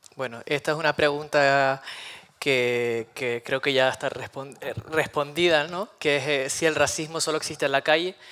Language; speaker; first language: Spanish; native; Spanish